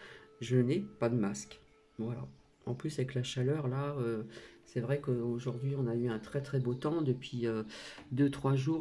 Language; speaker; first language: French; native; French